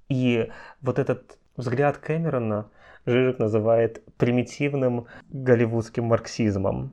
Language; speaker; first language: Russian; native; Russian